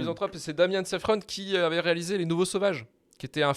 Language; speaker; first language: French; native; French